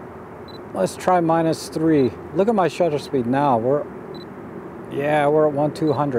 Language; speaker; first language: English; native; English